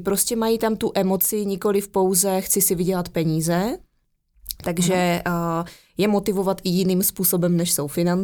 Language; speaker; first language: Czech; native; Czech